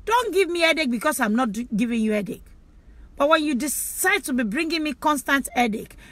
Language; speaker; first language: English; non-native, local second language; Yoruba